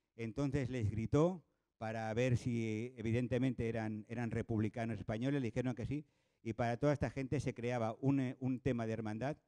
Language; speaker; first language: Spanish; non-native, local second language; Catalan